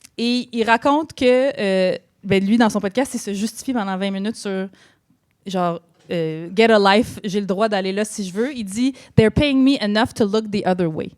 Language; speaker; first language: French; native; French